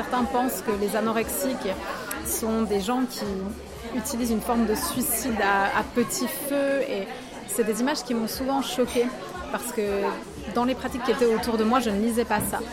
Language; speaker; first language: French; native; French